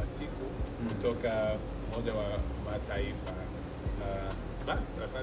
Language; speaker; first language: Swahili; non-native, learner; English